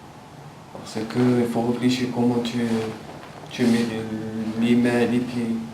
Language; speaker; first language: French; non-native, fluent; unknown